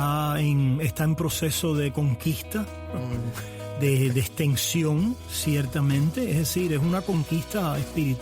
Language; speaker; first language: Spanish; native; Spanish